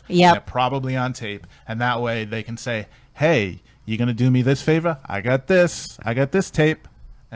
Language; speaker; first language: English; native; English